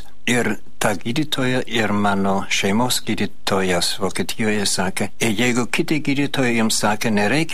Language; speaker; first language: Lithuanian; non-native, fluent; German